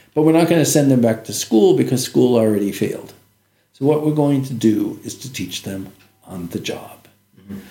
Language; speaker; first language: English; native; English